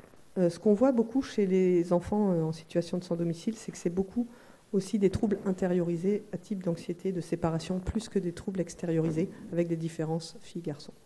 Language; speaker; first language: French; native; French